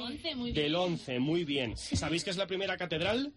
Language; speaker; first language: Spanish; native; Spanish